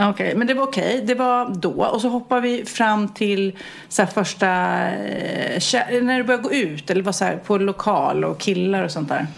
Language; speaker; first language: Swedish; native; Swedish